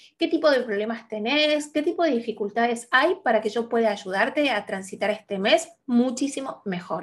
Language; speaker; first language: Spanish; native; Spanish